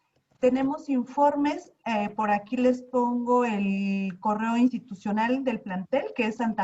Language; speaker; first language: Spanish; native; Spanish